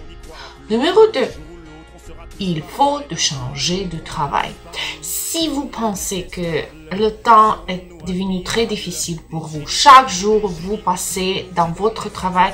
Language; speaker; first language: French; non-native, learner; Russian